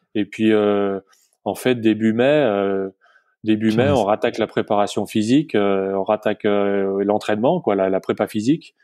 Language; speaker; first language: French; native; French